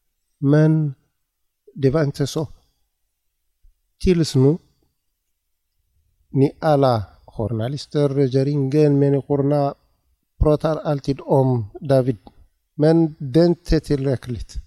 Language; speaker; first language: Swedish; non-native, learner; Tigrinya